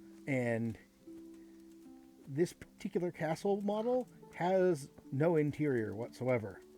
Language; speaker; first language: English; native; English